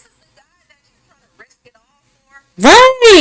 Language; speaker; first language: English; native; English